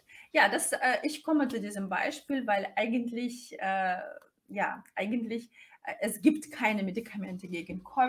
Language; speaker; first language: German; non-native, fluent; Russian